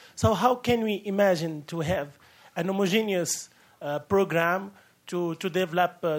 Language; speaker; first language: English; non-native, learner; Arabic